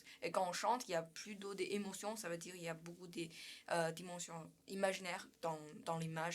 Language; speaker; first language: French; non-native, learner; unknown